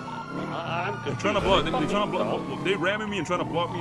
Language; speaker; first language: English; native; English